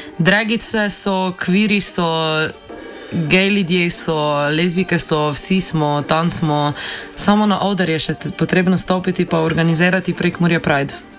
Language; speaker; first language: Slovenian; native; Slovenian